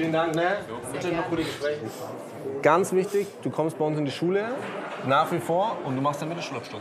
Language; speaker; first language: German; native; German